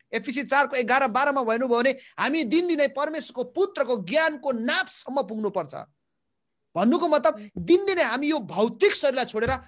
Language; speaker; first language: Nepali; native; Nepali